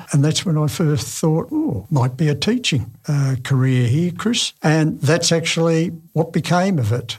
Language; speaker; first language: English; native; English